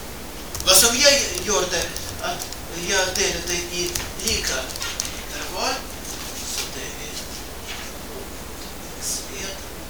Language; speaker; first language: Swedish; non-native, fluent; Russian